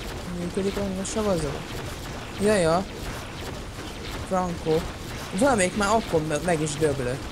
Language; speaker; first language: Hungarian; native; Hungarian